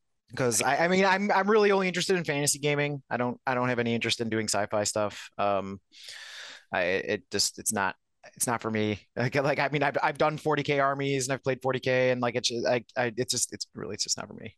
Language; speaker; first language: English; native; English